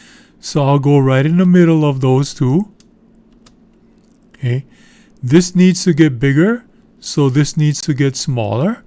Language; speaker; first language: English; native; English